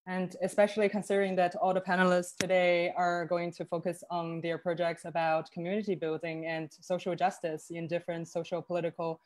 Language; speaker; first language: English; non-native, fluent; Chinese